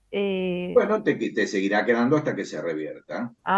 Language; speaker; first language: Spanish; native; Spanish